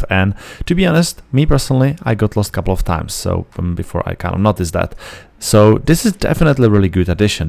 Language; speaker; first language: English; non-native, fluent; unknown